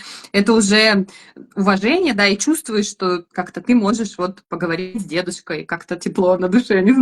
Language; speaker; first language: Russian; native; Russian